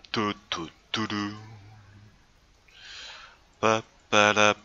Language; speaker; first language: French; native; French